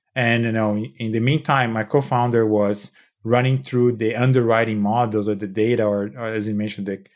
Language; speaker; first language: English; non-native, fluent; Portuguese